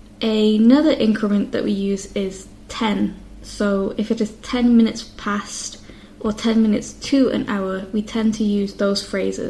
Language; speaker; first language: English; native; English